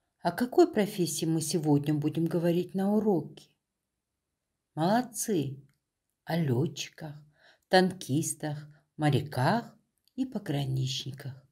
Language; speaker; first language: Russian; non-native, local second language; Kazakh